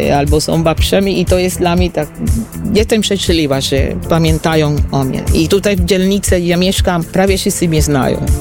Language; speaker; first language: Polish; non-native, fluent; Spanish